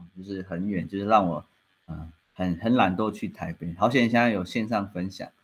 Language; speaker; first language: Chinese; native; Chinese